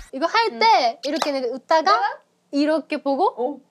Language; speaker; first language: Korean; non-native, fluent; Japanese